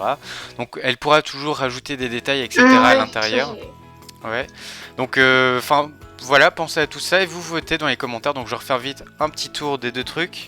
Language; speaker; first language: French; native; French